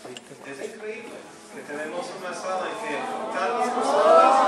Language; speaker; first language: Spanish; non-native, fluent; English